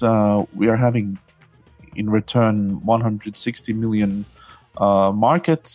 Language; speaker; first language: English; non-native, fluent; Latvian